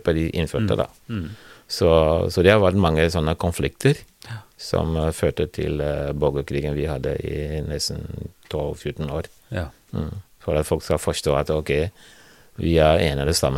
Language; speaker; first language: Norwegian; non-native, fluent; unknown